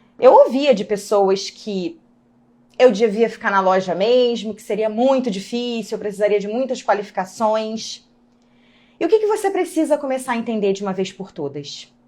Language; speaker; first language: Portuguese; native; Portuguese